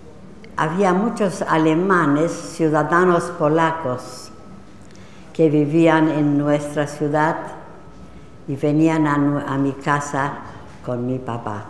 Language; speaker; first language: Spanish; non-native, fluent; Polish